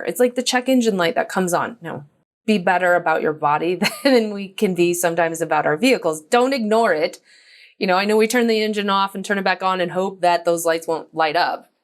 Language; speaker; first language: English; native; English